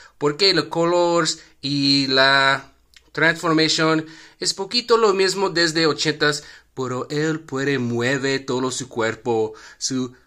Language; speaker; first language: Spanish; non-native, learner; English